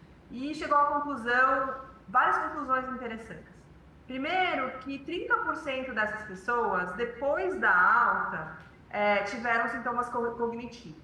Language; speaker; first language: Portuguese; native; Portuguese